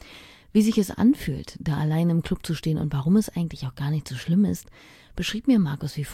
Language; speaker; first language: German; native; German